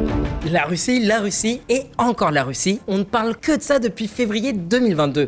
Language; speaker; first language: French; native; French